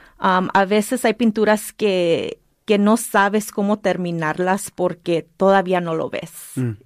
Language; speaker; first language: Spanish; early bilingual, heritage; Spanish